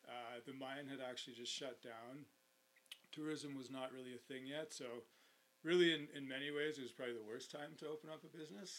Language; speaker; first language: English; native; English